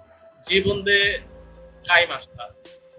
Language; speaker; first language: Japanese; non-native, learner; Bangla